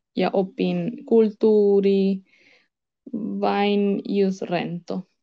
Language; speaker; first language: Finnish; non-native, learner; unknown